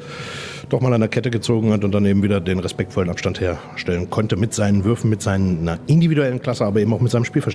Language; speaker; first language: German; native; German